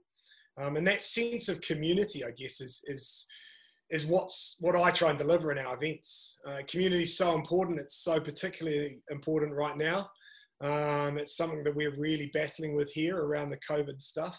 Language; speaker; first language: English; native; English